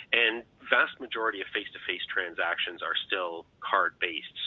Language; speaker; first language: English; native; English